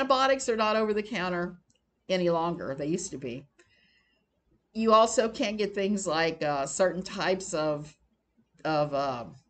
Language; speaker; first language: English; native; English